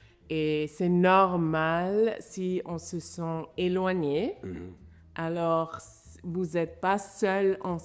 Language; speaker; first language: French; non-native, fluent; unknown